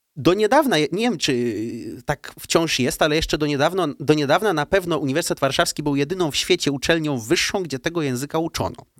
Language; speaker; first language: Polish; early bilingual, heritage; Russian